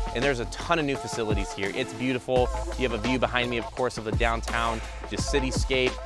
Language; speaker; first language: English; native; English